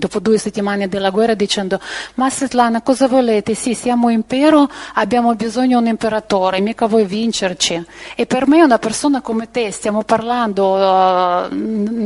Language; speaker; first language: Italian; non-native, fluent; Ukrainian